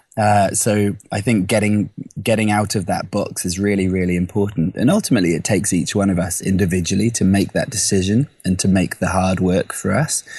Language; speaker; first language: English; native; English